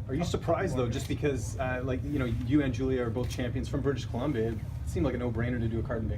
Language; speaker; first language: English; native; English